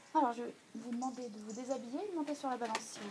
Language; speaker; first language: French; native; French